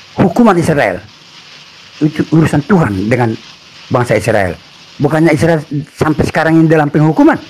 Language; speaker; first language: Indonesian; native; Indonesian